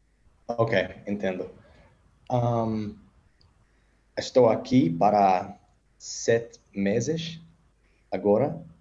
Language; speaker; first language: Portuguese; non-native, learner; English